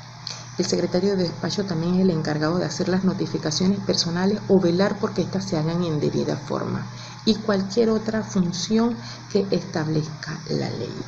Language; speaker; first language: Spanish; native; Spanish